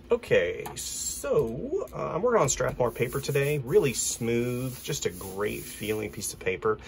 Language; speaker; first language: English; native; English